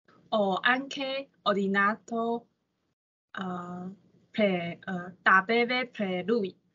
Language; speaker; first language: Italian; non-native, learner; Chinese